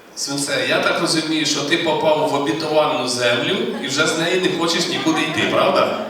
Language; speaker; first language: Ukrainian; native; Ukrainian